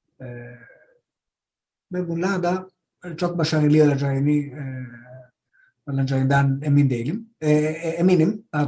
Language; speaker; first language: Turkish; non-native, fluent; Greek